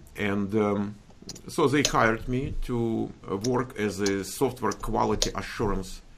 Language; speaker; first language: English; non-native, fluent; Russian